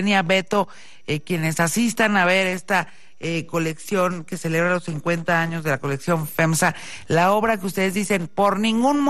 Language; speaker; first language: Spanish; native; Spanish